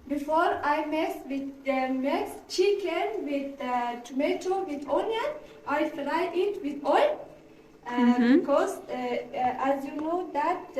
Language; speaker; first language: English; non-native, learner; Persian